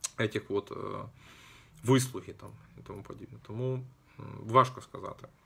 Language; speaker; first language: Ukrainian; non-native, local second language; Russian